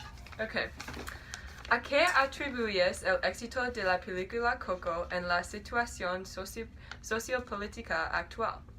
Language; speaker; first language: Spanish; non-native, learner; English